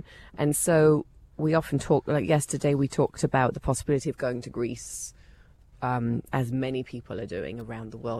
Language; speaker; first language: English; native; English